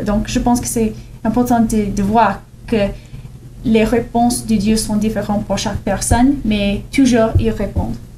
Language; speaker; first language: French; non-native, learner; English